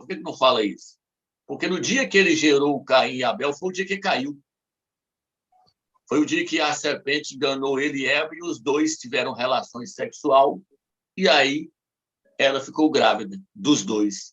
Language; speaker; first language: Portuguese; native; Portuguese